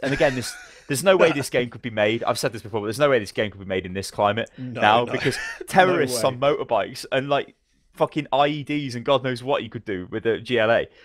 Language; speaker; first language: English; native; English